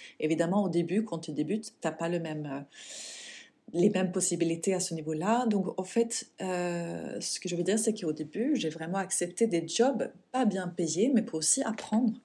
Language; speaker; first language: French; non-native, fluent; Swedish